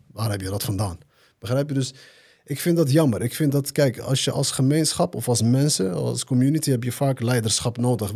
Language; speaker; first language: Dutch; early bilingual, other home language; Arabic